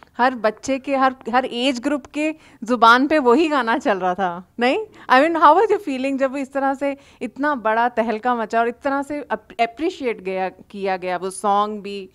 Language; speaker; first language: Hindi; non-native, local second language; Telugu